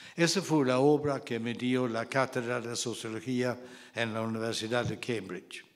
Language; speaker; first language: Spanish; non-native, fluent; Swedish